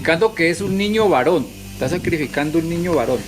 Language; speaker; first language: Spanish; native; Spanish